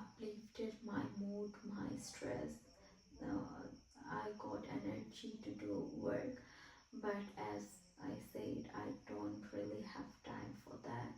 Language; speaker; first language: English; non-native, fluent; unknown